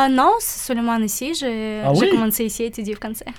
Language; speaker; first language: French; non-native, learner; Ukrainian